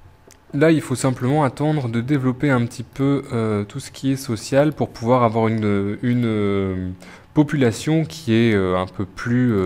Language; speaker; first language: French; native; French